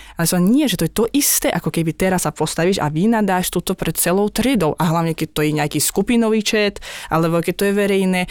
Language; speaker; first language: Slovak; non-native, fluent; Azerbaijani